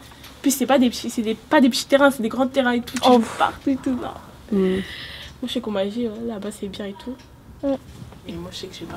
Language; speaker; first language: French; native; French